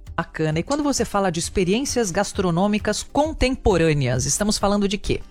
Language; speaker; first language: Portuguese; native; Portuguese